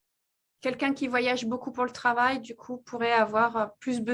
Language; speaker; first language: French; native; French